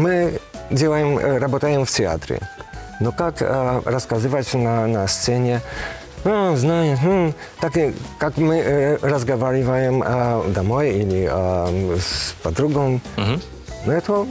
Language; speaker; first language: Russian; non-native, learner; Polish